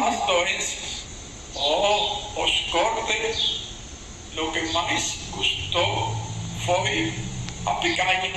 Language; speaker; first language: Portuguese; non-native, learner; Spanish